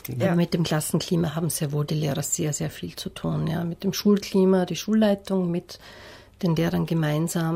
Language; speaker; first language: German; native; German